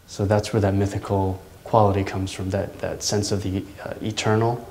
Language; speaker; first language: English; native; English